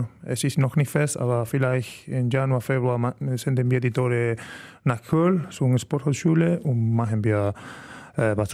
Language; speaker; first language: German; non-native, learner; Spanish